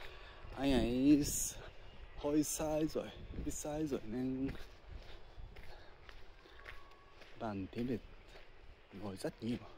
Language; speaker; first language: Vietnamese; non-native, learner; Japanese